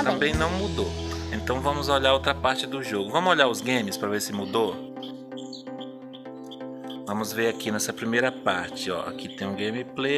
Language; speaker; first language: Portuguese; native; Portuguese